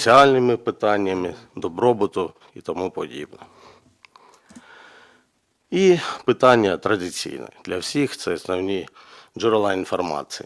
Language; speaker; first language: Ukrainian; native; Ukrainian